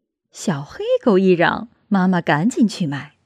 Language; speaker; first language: Chinese; native; Chinese